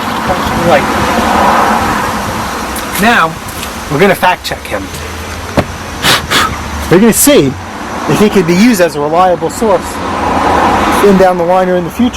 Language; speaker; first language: English; native; English